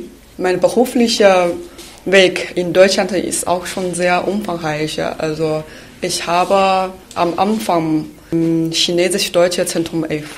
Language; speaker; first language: German; non-native, fluent; Chinese